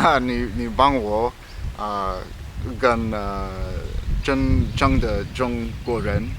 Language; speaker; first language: Chinese; non-native, learner; English